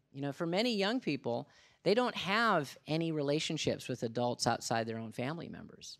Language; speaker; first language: English; native; English